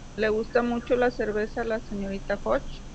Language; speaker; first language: Spanish; native; Spanish